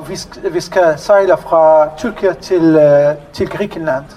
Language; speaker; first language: Danish; non-native, learner; Arabic